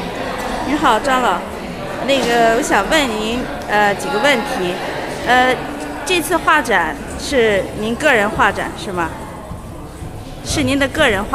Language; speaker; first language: Chinese; native; Chinese